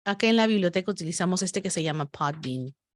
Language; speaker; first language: Spanish; native; Spanish